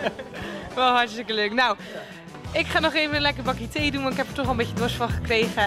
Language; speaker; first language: Dutch; native; Dutch